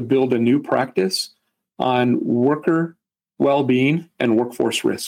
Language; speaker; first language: English; native; English